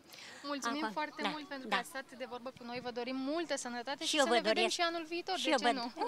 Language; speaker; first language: Romanian; native; Romanian